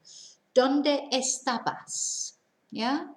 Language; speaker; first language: Spanish; non-native, fluent; English